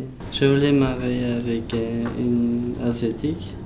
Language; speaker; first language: French; early bilingual, other home language; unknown